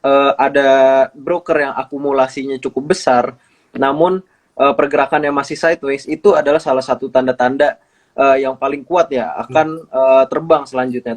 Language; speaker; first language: Indonesian; native; Indonesian